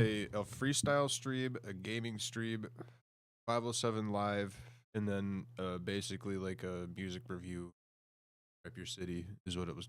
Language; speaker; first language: English; native; English